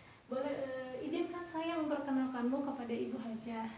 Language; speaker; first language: Indonesian; non-native, local second language; Sundanese